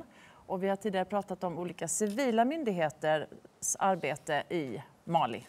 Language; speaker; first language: Swedish; native; Swedish